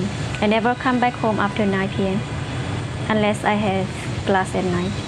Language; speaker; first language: English; non-native, fluent; Vietnamese